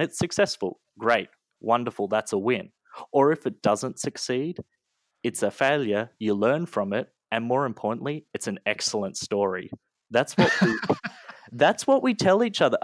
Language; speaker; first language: English; native; English